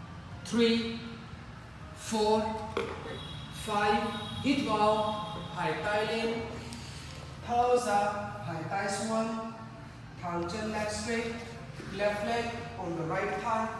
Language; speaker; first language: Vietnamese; non-native, learner; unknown